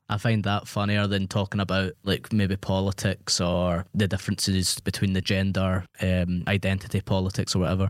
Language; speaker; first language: English; native; English